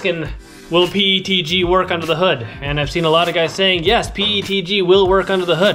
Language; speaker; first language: English; native; English